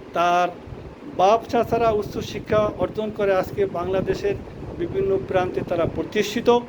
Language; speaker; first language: Bangla; native; Bangla